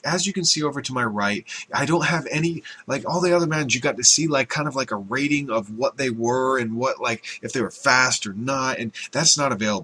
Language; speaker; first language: English; native; English